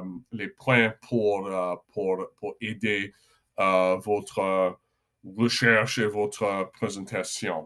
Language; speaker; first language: French; non-native, local second language; English